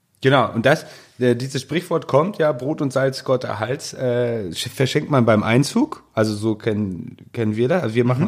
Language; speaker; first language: German; native; German